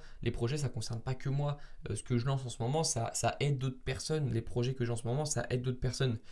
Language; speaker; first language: French; native; French